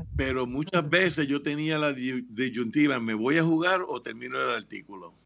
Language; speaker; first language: Spanish; native; Spanish